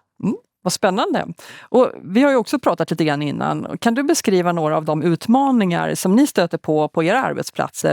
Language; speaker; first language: Swedish; native; Swedish